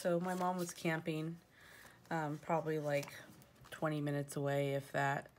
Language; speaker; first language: English; native; English